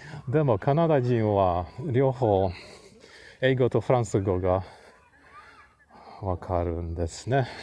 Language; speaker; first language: Japanese; non-native, learner; Polish